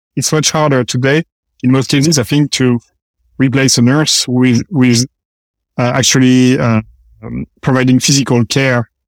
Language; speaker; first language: English; non-native, fluent; French